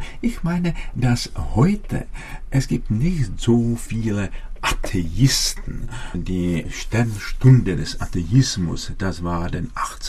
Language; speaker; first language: German; non-native, fluent; Czech